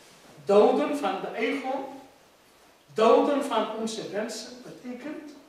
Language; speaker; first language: Dutch; non-native, fluent; Urdu